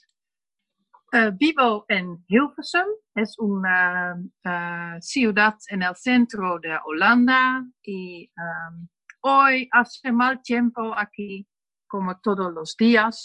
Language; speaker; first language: Spanish; non-native, learner; Dutch